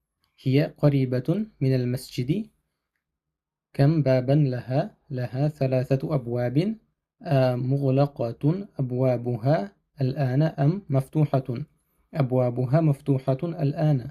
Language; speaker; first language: Arabic; non-native, fluent; Russian